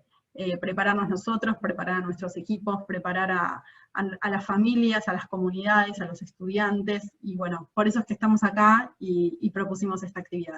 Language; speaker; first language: Spanish; native; Spanish